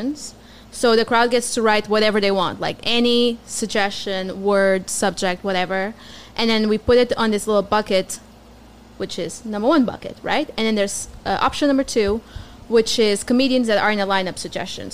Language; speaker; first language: English; non-native, fluent; Portuguese